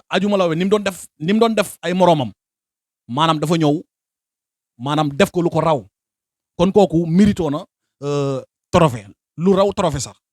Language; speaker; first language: Wolof; native; Wolof